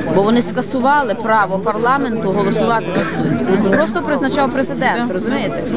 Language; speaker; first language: Ukrainian; native; Ukrainian